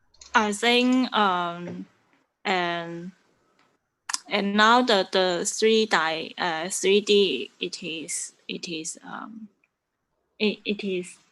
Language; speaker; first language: English; non-native, learner; Chinese